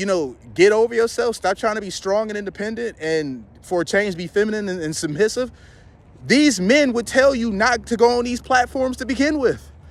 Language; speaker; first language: English; native; English